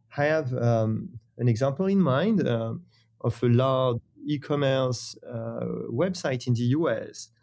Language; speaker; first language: English; non-native, fluent; French